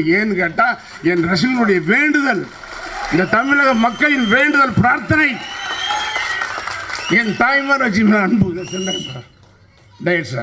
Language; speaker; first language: Tamil; native; Tamil